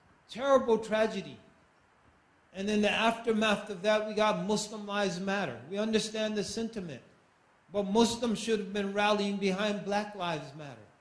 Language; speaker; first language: English; native; English